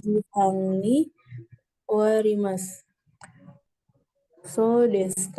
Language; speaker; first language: Japanese; non-native, learner; Indonesian